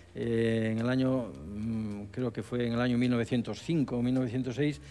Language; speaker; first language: Spanish; native; Spanish